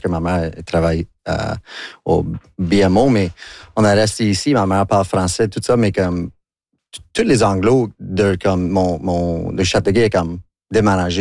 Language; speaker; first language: French; non-native, local second language; English